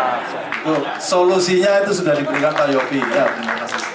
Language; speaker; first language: Indonesian; native; Indonesian